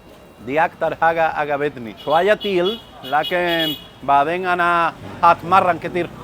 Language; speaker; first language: Arabic; non-native, learner; Spanish